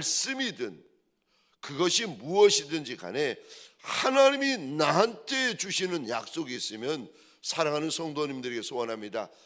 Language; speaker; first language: Korean; native; Korean